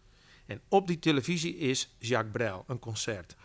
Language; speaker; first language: Dutch; non-native, local second language; Western Frisian